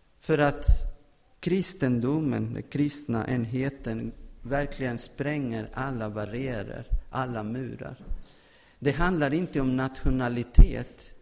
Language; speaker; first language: Swedish; non-native, fluent; Spanish